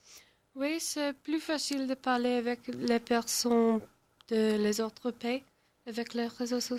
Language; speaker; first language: French; non-native, learner; English